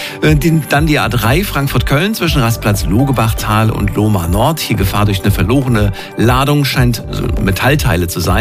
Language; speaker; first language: German; native; German